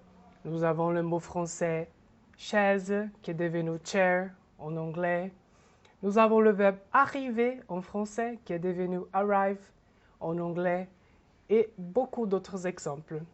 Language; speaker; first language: French; non-native, fluent; Portuguese